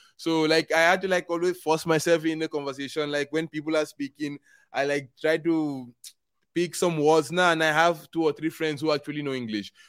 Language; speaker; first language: English; non-native, local second language; Igbo